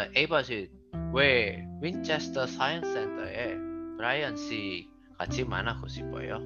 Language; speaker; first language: Korean; non-native, learner; Indonesian